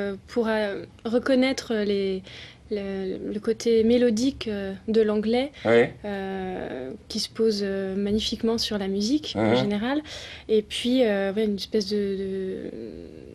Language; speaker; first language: French; native; French